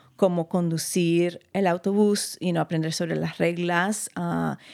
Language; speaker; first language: Spanish; native; Spanish